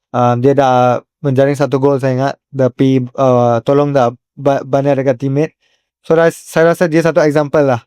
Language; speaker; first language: Malay; native; Malay